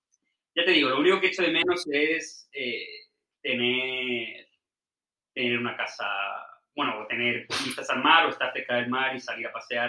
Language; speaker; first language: Spanish; native; Spanish